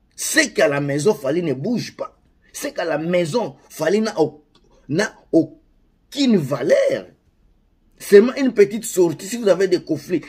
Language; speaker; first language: French; non-native, local second language; Lingala